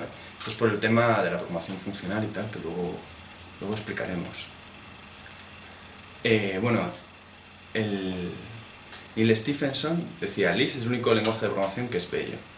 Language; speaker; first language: Spanish; native; Spanish